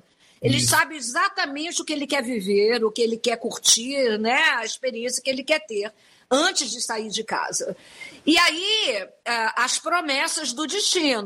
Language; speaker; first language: Portuguese; native; Portuguese